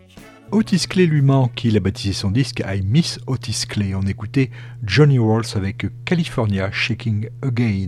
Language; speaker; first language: French; native; French